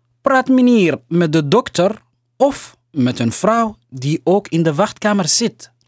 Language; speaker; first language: Dutch; non-native, learner; Somali